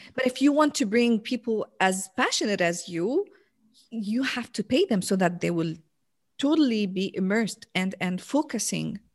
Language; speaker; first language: English; non-native, fluent; Arabic